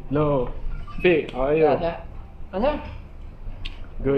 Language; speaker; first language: English; non-native, local second language; Malay